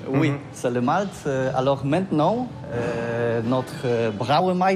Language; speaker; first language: French; non-native, learner; German